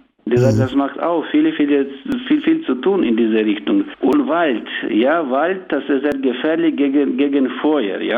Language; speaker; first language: German; non-native, learner; Ukrainian